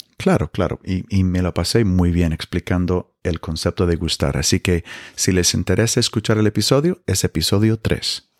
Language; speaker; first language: Spanish; non-native, fluent; English